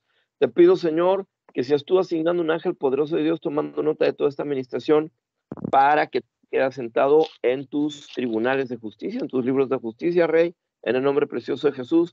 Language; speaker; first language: Spanish; native; Spanish